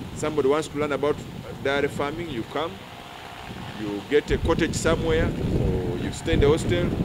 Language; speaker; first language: English; non-native, local second language; Ganda